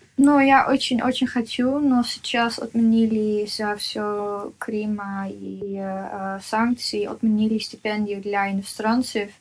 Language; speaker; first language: Russian; non-native, fluent; Dutch